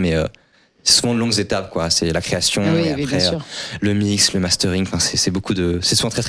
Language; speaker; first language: French; native; French